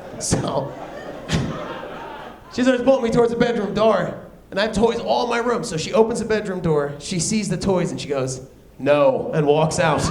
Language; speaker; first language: English; native; English